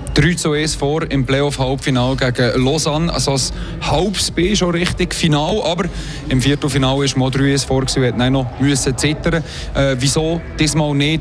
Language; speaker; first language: German; native; German